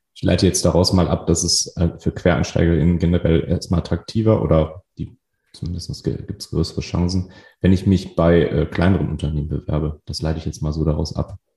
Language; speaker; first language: German; native; German